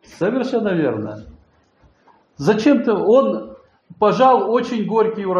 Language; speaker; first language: Polish; non-native, learner; Russian